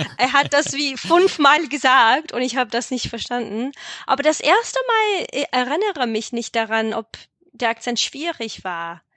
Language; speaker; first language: German; non-native, fluent; English